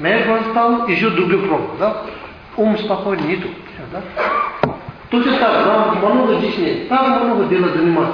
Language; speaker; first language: Russian; non-native, learner; Tibetan